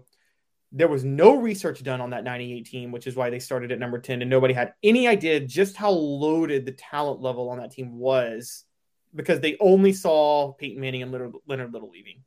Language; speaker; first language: English; native; English